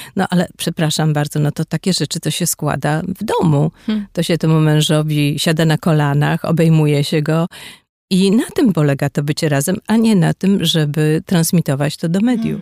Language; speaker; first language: Polish; native; Polish